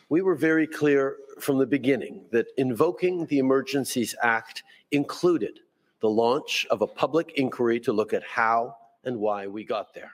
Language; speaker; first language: English; early bilingual, other home language; French